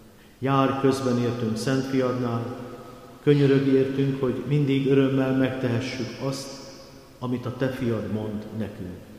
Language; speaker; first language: Hungarian; native; Hungarian